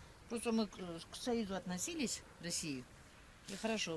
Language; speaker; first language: Russian; non-native, local second language; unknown